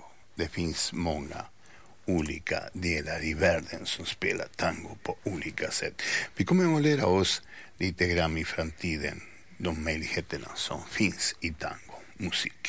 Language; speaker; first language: Swedish; non-native, learner; Spanish